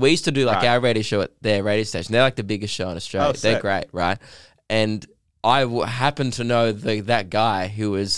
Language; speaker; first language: English; native; English